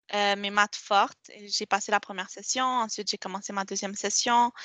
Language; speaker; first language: French; non-native, local second language; Spanish